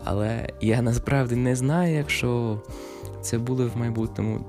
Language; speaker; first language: Ukrainian; non-native, fluent; English